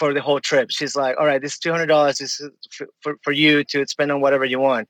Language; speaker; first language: English; non-native, fluent; Spanish